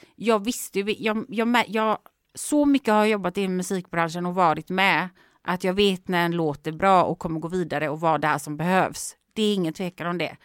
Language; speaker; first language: Swedish; native; Swedish